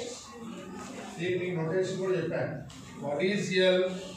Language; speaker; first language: English; non-native, local second language; Telugu